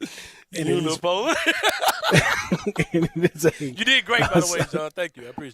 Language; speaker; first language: English; native; English